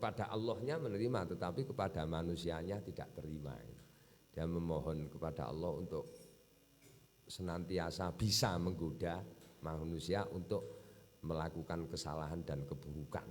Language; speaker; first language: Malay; non-native, local second language; Javanese